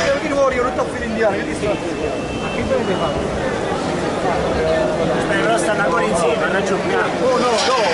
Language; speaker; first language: Italian; native; Italian